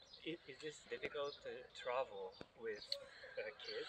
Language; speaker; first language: English; non-native, fluent; Japanese